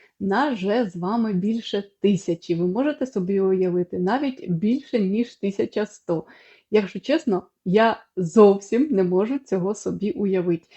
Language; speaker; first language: Ukrainian; non-native, local second language; Russian